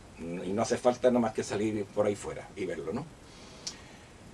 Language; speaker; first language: Spanish; native; Spanish